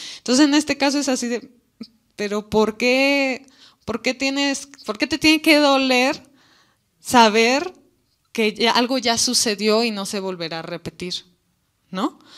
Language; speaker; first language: Spanish; native; Spanish